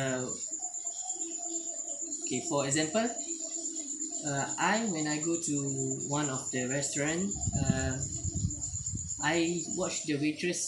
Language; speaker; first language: English; non-native, learner; Malay